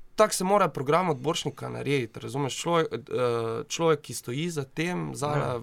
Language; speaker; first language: Slovenian; native; Slovenian